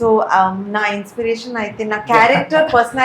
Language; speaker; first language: Telugu; non-native, local second language; Urdu